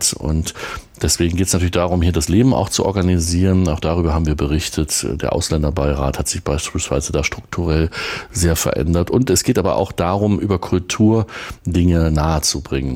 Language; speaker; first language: German; native; German